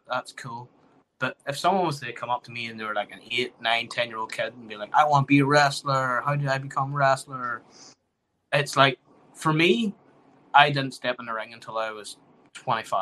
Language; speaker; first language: English; native; English